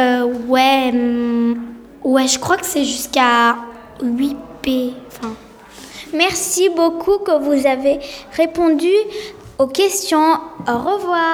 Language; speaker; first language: French; native; French